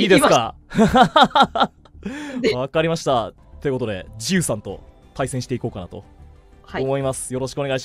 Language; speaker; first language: Japanese; native; Japanese